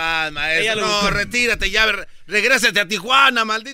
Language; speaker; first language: Spanish; native; Spanish